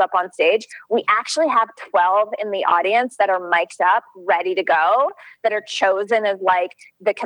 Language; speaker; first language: English; native; English